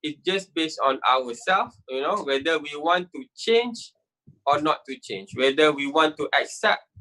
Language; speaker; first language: English; non-native, local second language; Malay